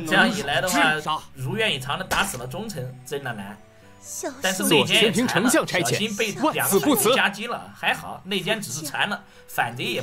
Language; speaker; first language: Chinese; native; Chinese